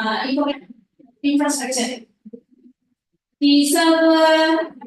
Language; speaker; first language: English; non-native, fluent; Malay